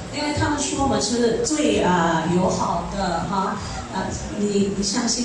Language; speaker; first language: Chinese; early bilingual, heritage; Chinese